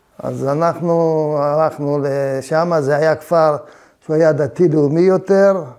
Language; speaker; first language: Hebrew; early bilingual, other home language; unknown